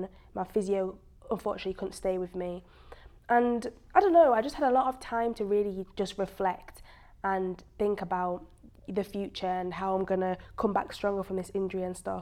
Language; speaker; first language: English; native; English